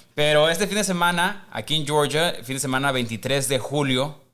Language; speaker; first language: Spanish; early bilingual, heritage; Spanish